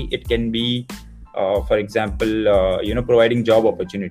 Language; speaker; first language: English; non-native, local second language; Hindi